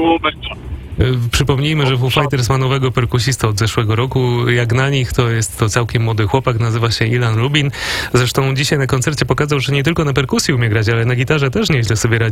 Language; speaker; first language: Polish; native; Polish